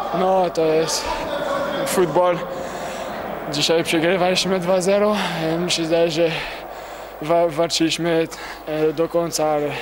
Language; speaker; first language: Polish; non-native, learner; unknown